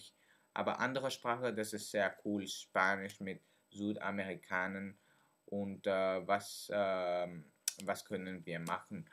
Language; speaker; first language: German; non-native, learner; Min Nan Chinese